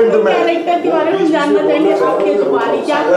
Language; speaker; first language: Hindi; native; Hindi